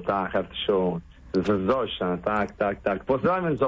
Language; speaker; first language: Polish; non-native, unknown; Italian